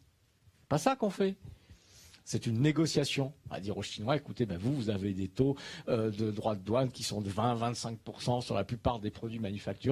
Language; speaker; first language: French; native; French